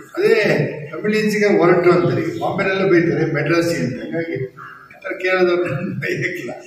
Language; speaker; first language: Kannada; non-native, local second language; Malayalam